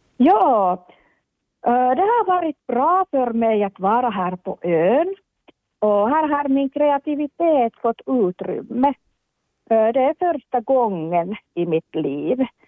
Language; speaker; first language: Swedish; non-native, local second language; Finnish